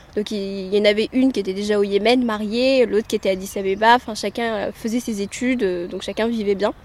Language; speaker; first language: French; early bilingual, other home language; Amharic